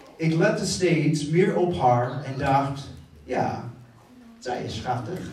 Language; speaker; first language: Dutch; non-native, fluent; English